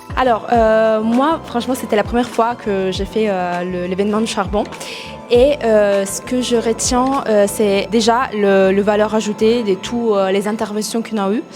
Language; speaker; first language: French; non-native, fluent; Italian